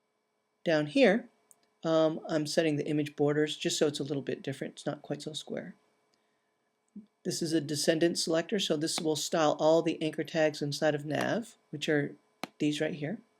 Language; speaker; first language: English; native; English